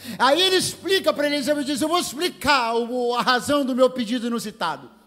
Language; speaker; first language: Portuguese; native; Portuguese